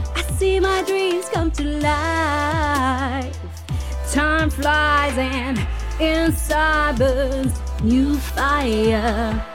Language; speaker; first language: English; early bilingual, other home language; Romanian